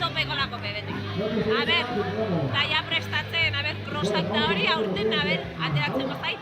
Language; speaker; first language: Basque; non-native, local second language; Spanish